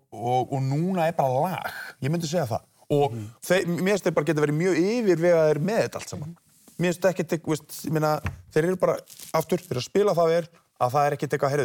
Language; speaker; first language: Icelandic; native; Icelandic